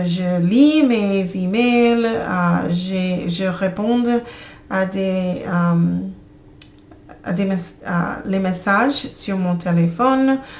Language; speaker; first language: French; non-native, learner; English